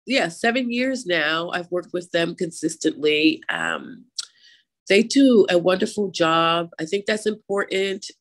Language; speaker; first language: English; native; English